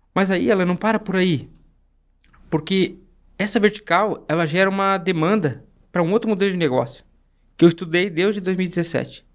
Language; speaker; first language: Portuguese; native; Portuguese